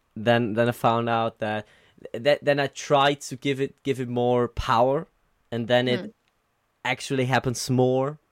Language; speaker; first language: English; non-native, fluent; German